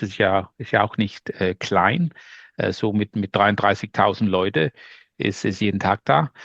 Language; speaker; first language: German; non-native, learner; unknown